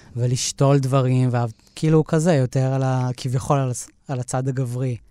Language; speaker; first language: Hebrew; native; Hebrew